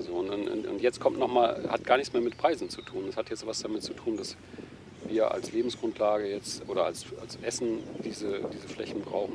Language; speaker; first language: German; native; German